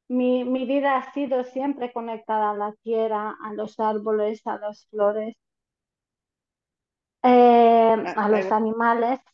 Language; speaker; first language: Spanish; non-native, fluent; Romanian